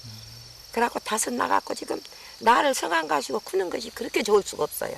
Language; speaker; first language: Korean; native; Korean